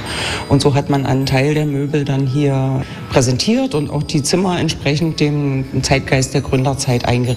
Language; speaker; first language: German; native; German